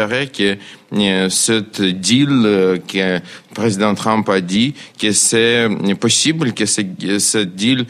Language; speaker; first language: French; non-native, fluent; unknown